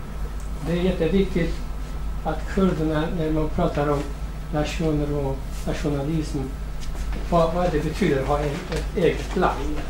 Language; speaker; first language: Swedish; non-native, fluent; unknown